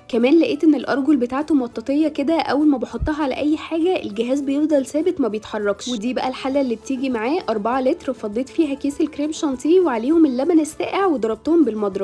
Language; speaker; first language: Arabic; native; Arabic